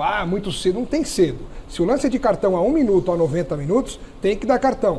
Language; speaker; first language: Portuguese; native; Portuguese